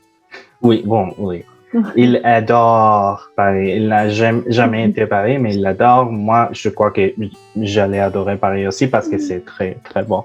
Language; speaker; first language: French; non-native, fluent; Spanish